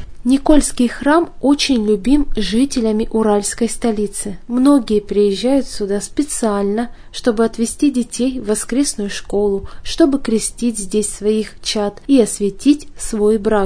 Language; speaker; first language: Russian; native; Russian